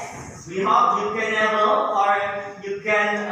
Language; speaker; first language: English; non-native, learner; Indonesian